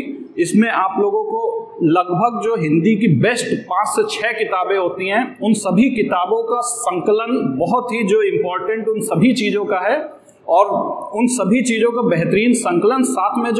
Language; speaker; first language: Hindi; native; Hindi